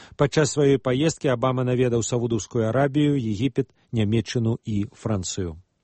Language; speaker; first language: Belarusian; native; Belarusian